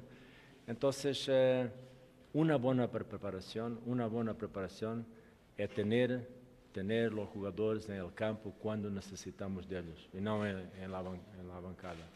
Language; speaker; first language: Spanish; non-native, local second language; Portuguese